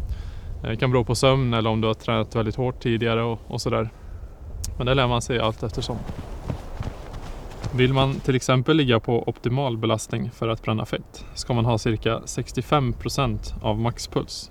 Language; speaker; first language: Swedish; native; Swedish